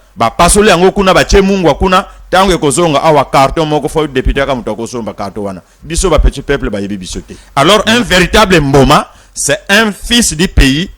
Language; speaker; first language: Lingala; non-native, local second language; Kongo